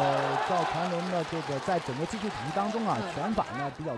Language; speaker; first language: Chinese; native; Chinese